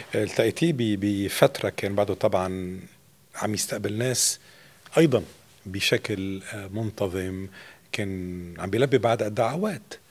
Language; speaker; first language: Arabic; native; Arabic